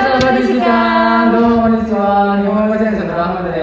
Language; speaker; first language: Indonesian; native; Indonesian